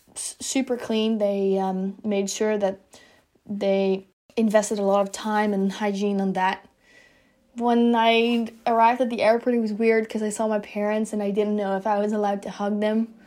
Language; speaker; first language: English; non-native, fluent; Dutch